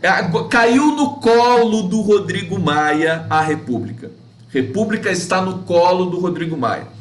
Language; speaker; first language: Portuguese; native; Portuguese